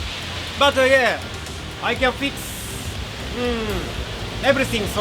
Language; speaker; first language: English; non-native, learner; Japanese